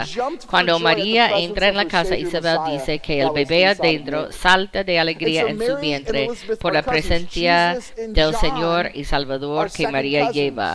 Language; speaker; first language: Spanish; non-native, fluent; English